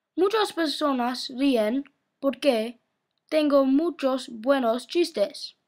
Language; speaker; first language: Spanish; non-native, learner; English